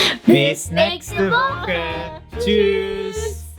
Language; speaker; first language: German; non-native, learner; English